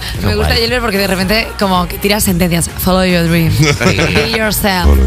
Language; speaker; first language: Spanish; native; Spanish